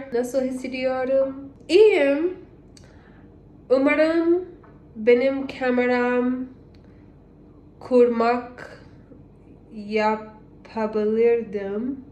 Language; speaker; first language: Turkish; non-native, learner; English